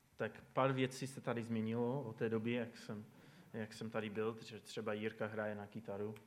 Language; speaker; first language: Czech; non-native, fluent; English